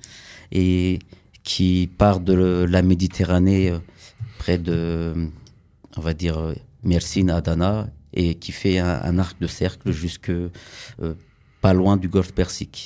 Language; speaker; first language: French; early bilingual, other home language; Kurdish